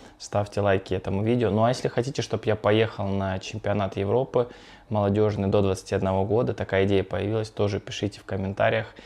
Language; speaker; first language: Russian; native; Russian